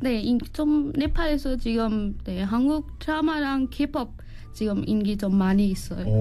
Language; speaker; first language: Korean; non-native, learner; Nepali